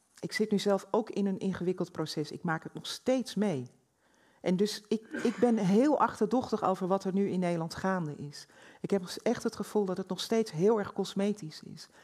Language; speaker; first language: Dutch; native; Dutch